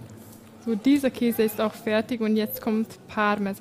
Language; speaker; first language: German; non-native, fluent; Hungarian